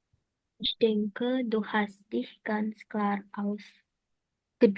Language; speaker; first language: German; non-native, learner; Indonesian